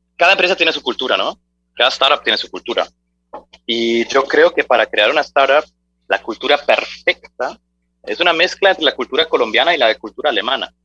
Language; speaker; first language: Spanish; early bilingual, heritage; Spanish